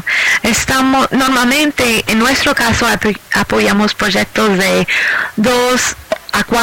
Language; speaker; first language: Spanish; non-native, fluent; English